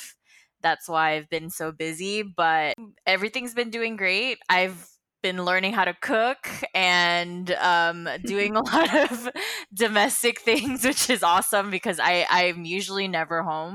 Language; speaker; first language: English; non-native, local second language; Filipino